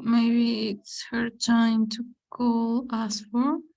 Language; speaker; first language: English; non-native, learner; Spanish